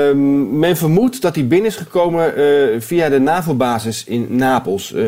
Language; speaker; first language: Dutch; native; Dutch